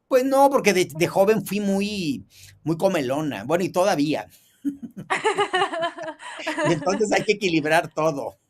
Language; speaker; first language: Spanish; native; Spanish